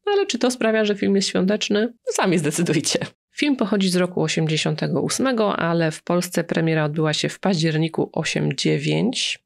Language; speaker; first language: Polish; native; Polish